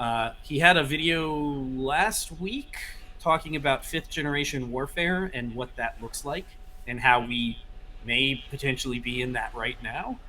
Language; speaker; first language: English; native; English